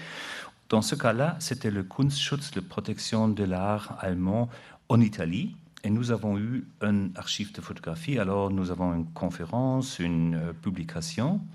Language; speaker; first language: French; non-native, learner; German